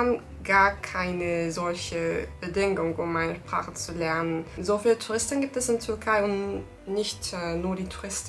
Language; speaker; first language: German; non-native, learner; Turkish